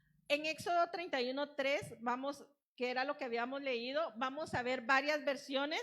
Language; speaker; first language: Spanish; native; Spanish